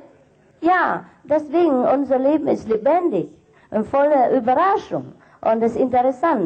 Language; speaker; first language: German; non-native, fluent; Vietnamese